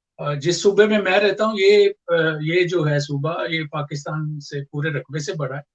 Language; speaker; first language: Urdu; non-native, local second language; Punjabi